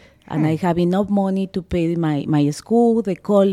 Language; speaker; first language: English; non-native, fluent; Spanish